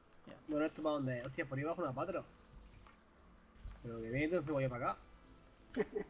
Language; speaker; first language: Spanish; native; Spanish